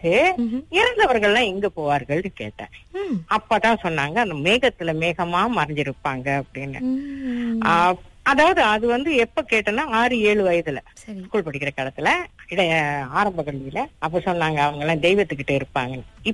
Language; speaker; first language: Tamil; early bilingual, heritage; Tamil